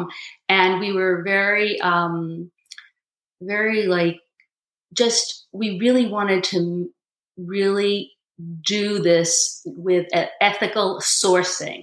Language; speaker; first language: English; native; English